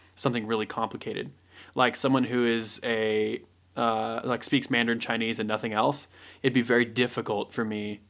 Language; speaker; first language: English; native; English